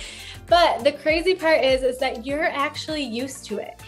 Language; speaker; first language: English; native; English